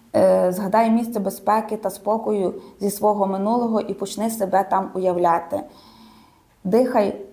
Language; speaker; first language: Ukrainian; native; Ukrainian